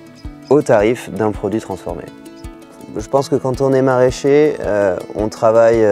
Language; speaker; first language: French; native; French